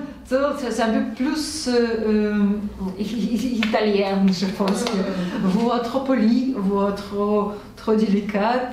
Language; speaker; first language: French; non-native, learner; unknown